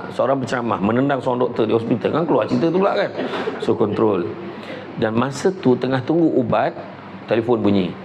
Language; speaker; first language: Malay; native; Malay